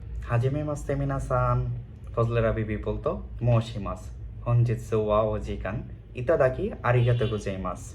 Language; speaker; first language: Japanese; non-native, learner; Bangla